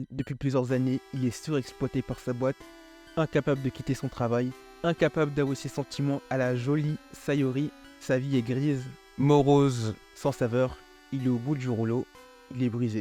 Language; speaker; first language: French; native; French